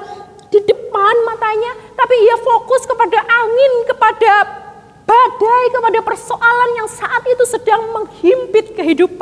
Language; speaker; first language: Indonesian; native; Indonesian